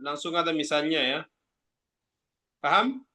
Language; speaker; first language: Indonesian; non-native, learner; Arabic